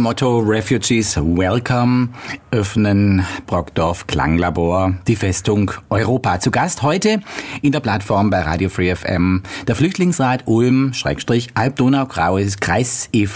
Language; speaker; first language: German; native; German